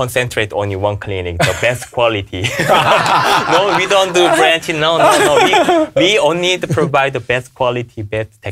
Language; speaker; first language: English; non-native, learner; Korean